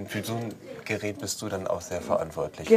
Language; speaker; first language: German; native; German